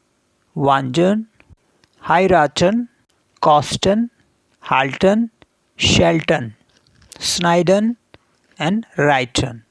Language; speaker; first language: German; non-native, learner; Hindi